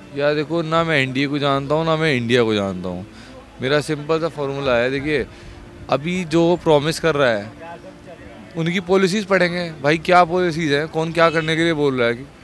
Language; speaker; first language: Hindi; native; Hindi